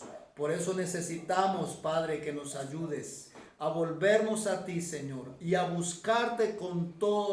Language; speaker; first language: Spanish; native; Spanish